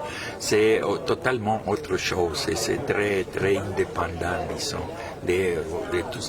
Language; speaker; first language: French; non-native, fluent; Spanish